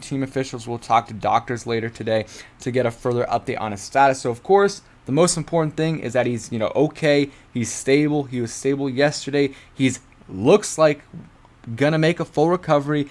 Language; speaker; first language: English; native; English